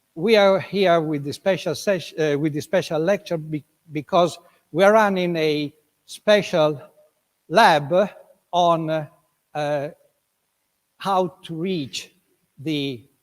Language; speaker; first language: English; non-native, fluent; Italian